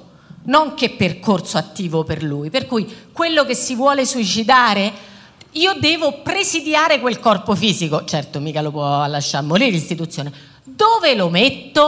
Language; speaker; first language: Italian; native; Italian